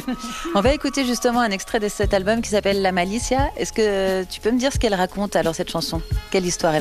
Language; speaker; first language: French; native; French